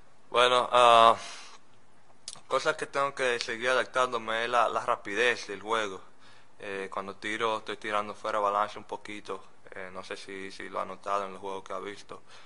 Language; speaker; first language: Spanish; native; Spanish